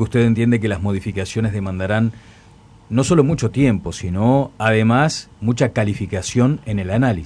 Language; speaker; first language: Spanish; native; Spanish